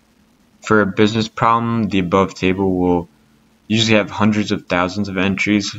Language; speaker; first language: English; native; English